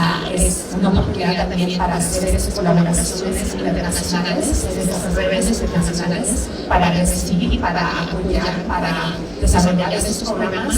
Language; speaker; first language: Spanish; early bilingual, heritage; Spanish